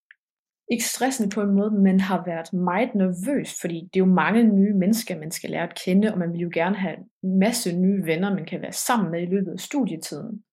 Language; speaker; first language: Danish; early bilingual, heritage; Danish